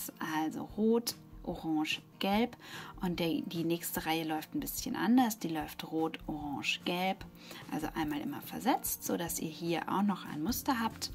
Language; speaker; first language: German; native; German